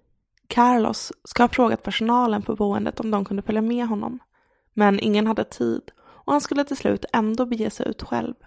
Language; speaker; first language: Swedish; native; Swedish